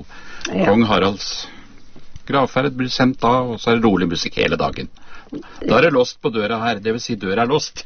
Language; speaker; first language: Norwegian; native; Norwegian